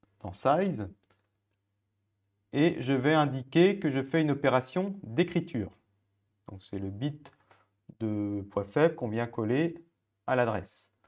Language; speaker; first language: French; native; French